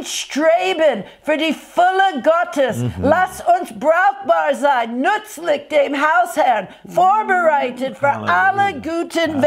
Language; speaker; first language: German; non-native, fluent; English